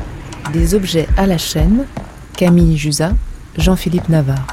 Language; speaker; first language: French; native; French